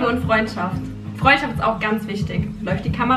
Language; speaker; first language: German; native; German